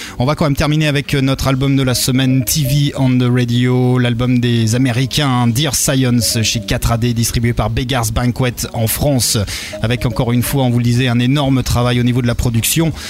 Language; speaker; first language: French; native; French